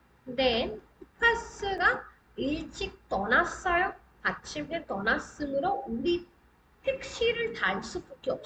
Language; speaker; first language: Korean; non-native, fluent; Hindi